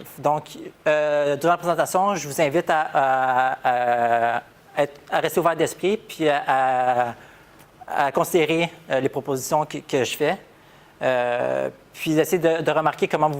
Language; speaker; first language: French; native; French